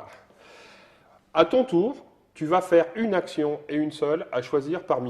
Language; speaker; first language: French; native; French